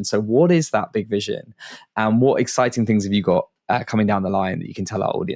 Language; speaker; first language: English; native; English